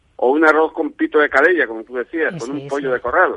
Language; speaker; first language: Spanish; native; Spanish